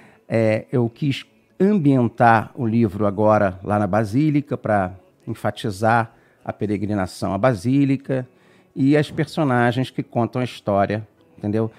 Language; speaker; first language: Portuguese; native; Portuguese